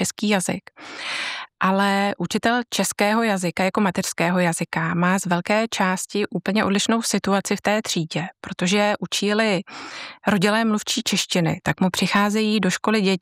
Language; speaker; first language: Czech; native; Czech